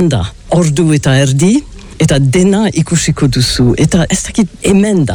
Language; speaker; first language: Basque; early bilingual, heritage; English